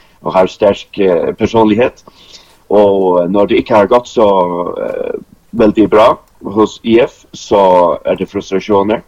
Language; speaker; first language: Danish; non-native, local second language; Faroese